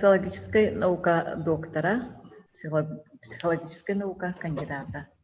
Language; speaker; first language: Russian; native; Russian